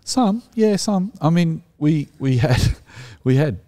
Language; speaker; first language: English; native; English